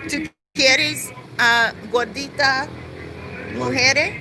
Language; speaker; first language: Spanish; non-native, learner; English